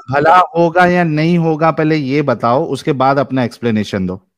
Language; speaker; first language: Hindi; native; Hindi